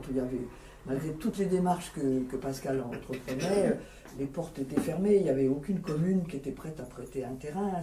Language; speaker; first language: French; native; French